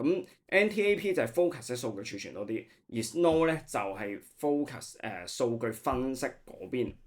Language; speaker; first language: Cantonese; native; Cantonese